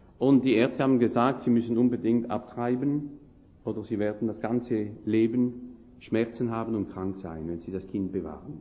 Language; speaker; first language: German; non-native, fluent; French